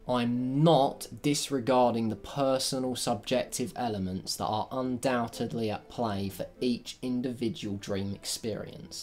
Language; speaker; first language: English; native; English